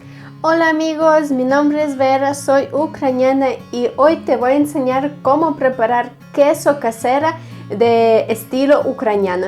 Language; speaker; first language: Spanish; non-native, fluent; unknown